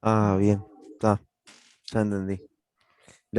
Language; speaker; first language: Spanish; native; Spanish